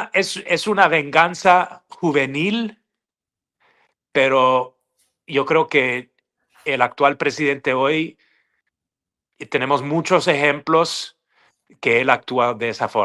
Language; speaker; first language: Spanish; non-native, fluent; English